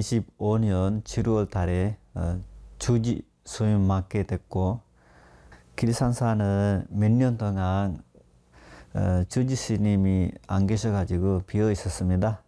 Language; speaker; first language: Korean; non-native, fluent; Sinhala